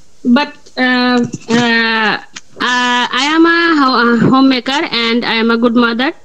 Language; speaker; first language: English; non-native, learner; Bangla